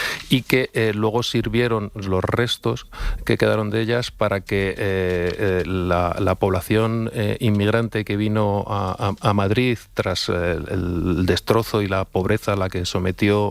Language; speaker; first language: Spanish; native; Spanish